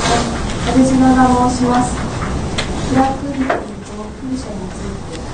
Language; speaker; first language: Japanese; native; Japanese